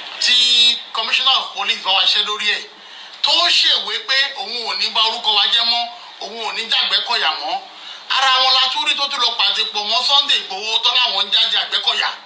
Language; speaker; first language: Yoruba; native; Yoruba